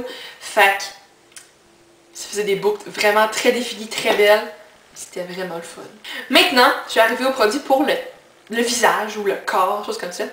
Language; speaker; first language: French; native; French